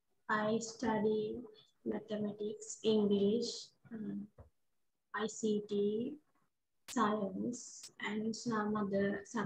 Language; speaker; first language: English; non-native, learner; Sinhala